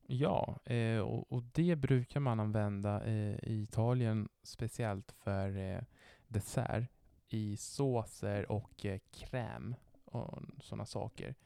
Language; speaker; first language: Swedish; non-native, fluent; Italian